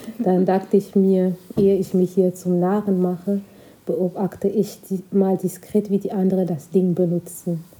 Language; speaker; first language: German; non-native, fluent; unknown